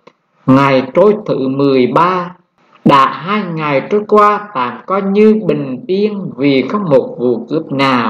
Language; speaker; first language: Vietnamese; native; Vietnamese